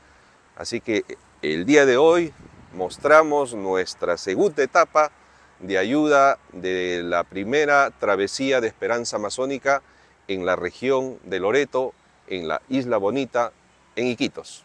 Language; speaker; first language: Spanish; native; Spanish